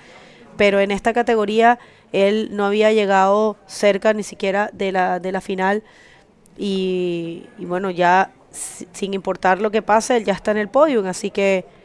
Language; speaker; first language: Spanish; native; Spanish